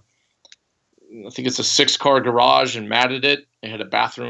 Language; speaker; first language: English; native; English